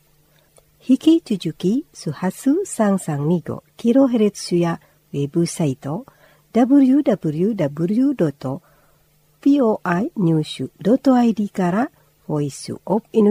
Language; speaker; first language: Japanese; non-native, fluent; Indonesian